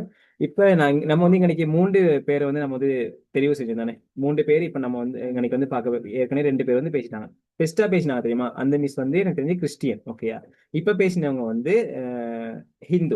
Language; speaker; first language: Tamil; native; Tamil